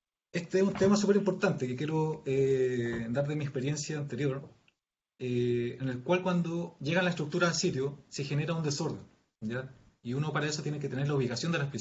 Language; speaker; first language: Spanish; native; Spanish